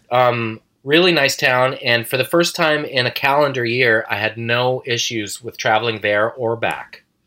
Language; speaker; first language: English; native; English